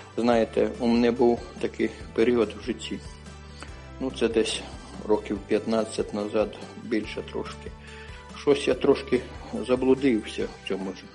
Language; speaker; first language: Ukrainian; non-native, local second language; Russian